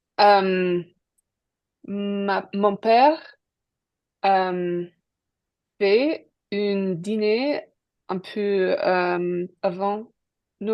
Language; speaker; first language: French; non-native, learner; English